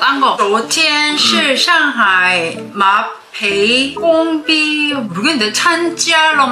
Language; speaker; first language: Chinese; non-native, learner; Korean